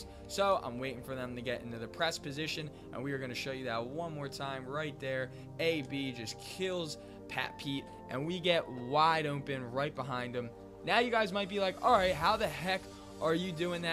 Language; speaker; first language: English; native; English